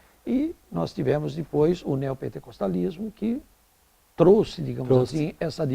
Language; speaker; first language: Portuguese; native; Portuguese